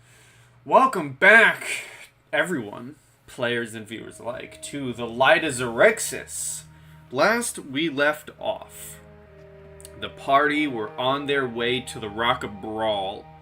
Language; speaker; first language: English; native; English